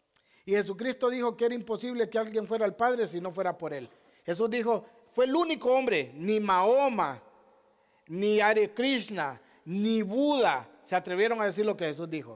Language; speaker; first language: Spanish; native; Spanish